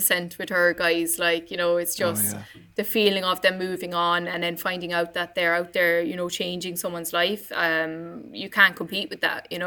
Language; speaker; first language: English; native; English